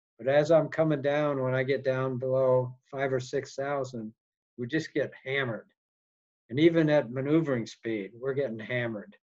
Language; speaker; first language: English; native; English